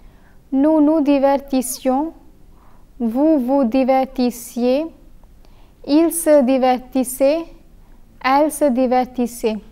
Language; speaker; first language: French; non-native, fluent; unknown